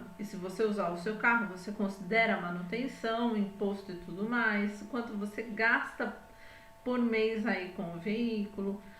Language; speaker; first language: Portuguese; native; Portuguese